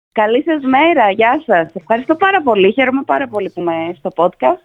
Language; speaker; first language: Greek; native; Greek